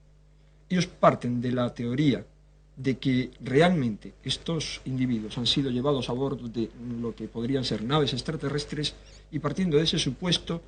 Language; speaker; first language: Spanish; native; Spanish